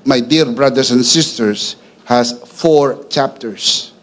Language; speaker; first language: English; non-native, local second language; Filipino